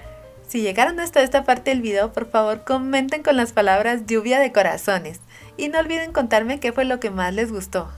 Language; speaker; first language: Spanish; native; Spanish